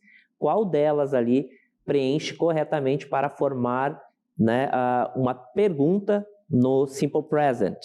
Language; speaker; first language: Portuguese; native; Portuguese